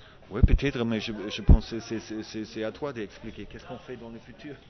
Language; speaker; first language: French; non-native, fluent; German